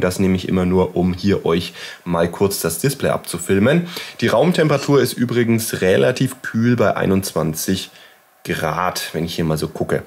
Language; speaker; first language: German; native; German